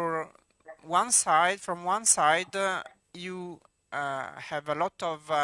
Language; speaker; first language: English; non-native, fluent; Italian